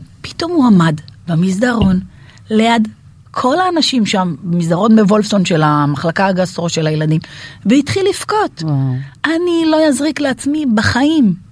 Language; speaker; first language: Hebrew; native; Hebrew